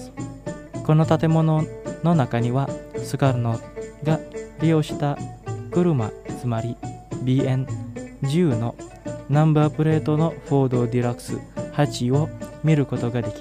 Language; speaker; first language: Japanese; non-native, fluent; Indonesian